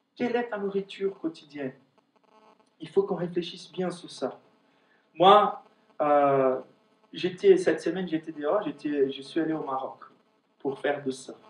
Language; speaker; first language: French; non-native, fluent; Portuguese